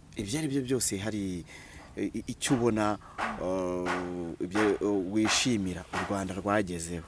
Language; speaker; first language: Kinyarwanda; native; Kinyarwanda